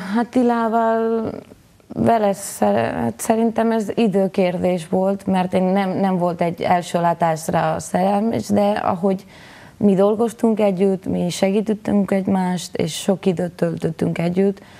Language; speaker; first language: Hungarian; non-native, learner; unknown